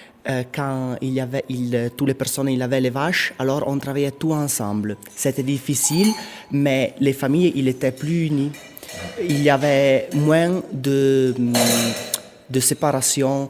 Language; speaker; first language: French; non-native, local second language; Italian